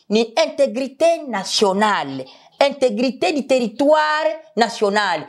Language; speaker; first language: French; non-native, local second language; Swahili